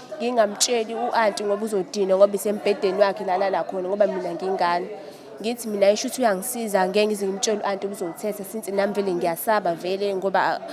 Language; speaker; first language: Zulu; native; Zulu